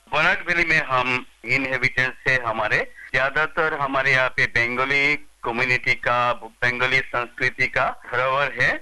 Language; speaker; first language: Hindi; non-native, local second language; Bangla